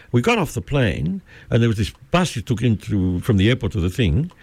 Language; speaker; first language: English; early bilingual, other home language; Spanish